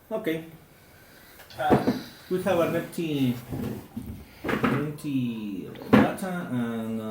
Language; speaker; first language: English; non-native, learner; Spanish